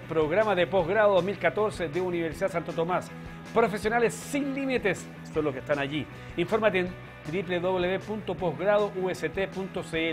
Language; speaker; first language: Spanish; native; Spanish